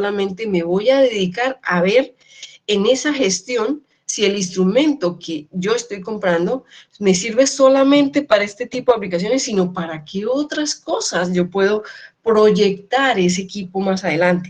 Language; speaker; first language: Spanish; native; Spanish